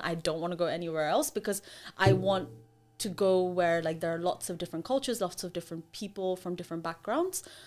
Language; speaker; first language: English; early bilingual, other home language; Nepali